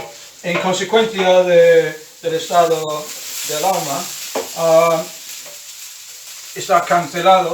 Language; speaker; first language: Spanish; non-native, fluent; English